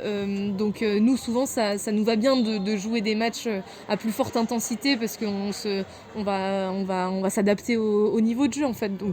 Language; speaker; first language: French; native; French